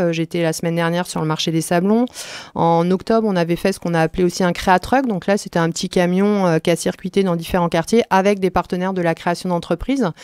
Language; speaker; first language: French; native; French